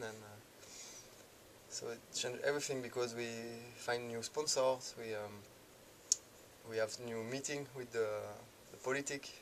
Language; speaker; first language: English; non-native, learner; French